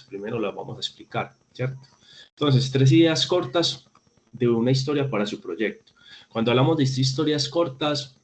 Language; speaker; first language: Spanish; native; Spanish